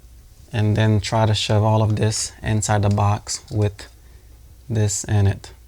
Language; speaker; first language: English; native; English